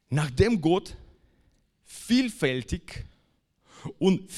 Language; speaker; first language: German; non-native, fluent; Russian